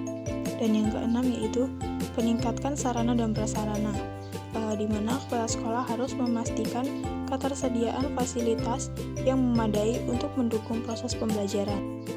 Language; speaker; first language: Indonesian; native; Indonesian